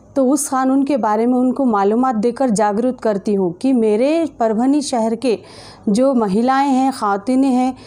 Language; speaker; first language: Hindi; native; Hindi